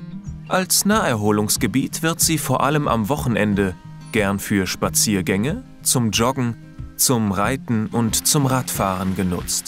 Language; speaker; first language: German; native; German